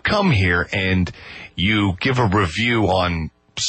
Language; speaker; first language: English; native; English